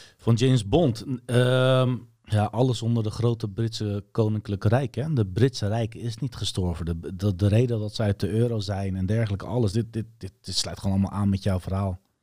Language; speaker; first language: Dutch; early bilingual, other home language; Turkish